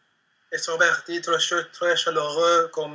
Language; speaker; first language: French; non-native, learner; Spanish